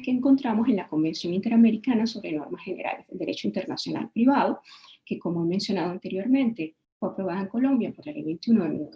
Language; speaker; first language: Spanish; native; Spanish